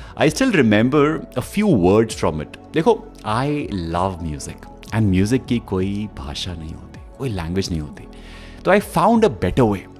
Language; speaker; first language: Hindi; native; Hindi